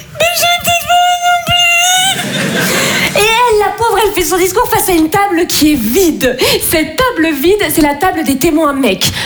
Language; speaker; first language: French; native; French